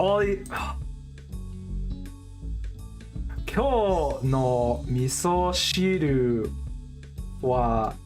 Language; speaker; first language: Japanese; non-native, learner; English